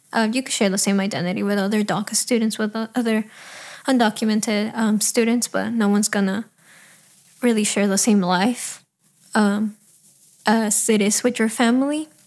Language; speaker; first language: English; early bilingual, other home language; Spanish